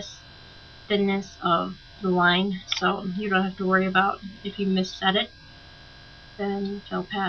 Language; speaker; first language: English; native; English